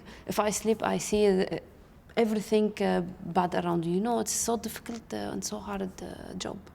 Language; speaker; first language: English; non-native, learner; Arabic